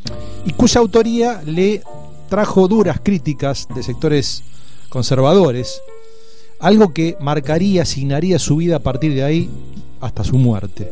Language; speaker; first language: Spanish; native; Spanish